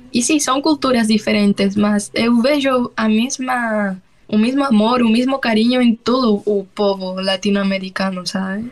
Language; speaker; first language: Portuguese; non-native, fluent; Spanish